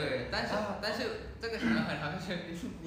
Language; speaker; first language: Chinese; non-native, learner; Thai